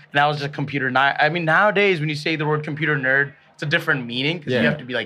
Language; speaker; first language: English; early bilingual, other home language; Bangla